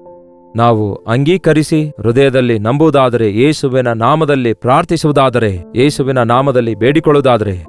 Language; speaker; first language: Kannada; native; Kannada